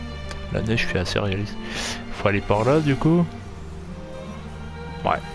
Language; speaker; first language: French; native; French